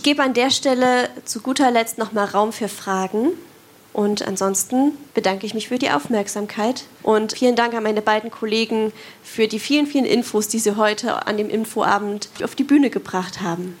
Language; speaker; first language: German; native; German